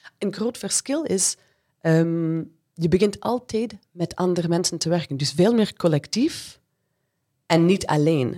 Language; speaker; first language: Dutch; non-native, fluent; English